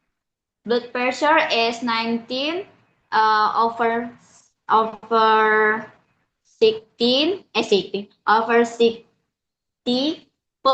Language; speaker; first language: English; non-native, learner; Indonesian